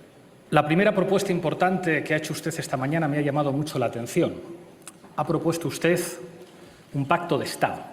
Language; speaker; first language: Spanish; native; Spanish